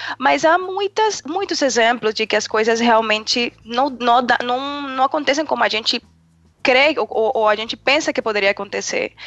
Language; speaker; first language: Portuguese; non-native, fluent; Spanish